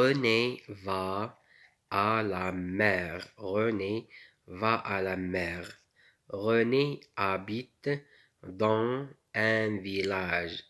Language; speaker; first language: French; non-native, local second language; Arabic